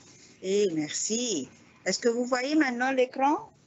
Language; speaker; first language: French; non-native, fluent; Arabic